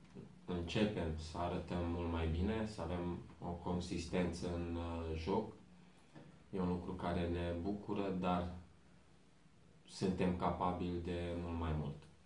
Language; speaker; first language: Romanian; native; Romanian